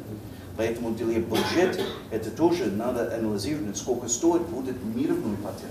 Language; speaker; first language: Russian; non-native, learner; English